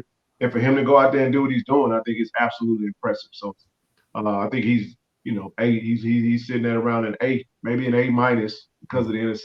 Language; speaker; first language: English; native; English